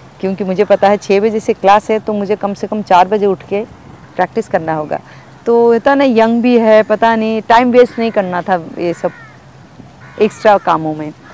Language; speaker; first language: Hindi; non-native, local second language; Bangla